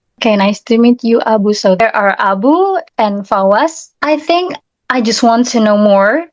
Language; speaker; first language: English; non-native, learner; Indonesian